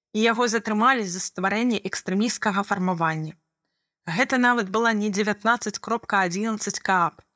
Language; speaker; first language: Belarusian; non-native, fluent; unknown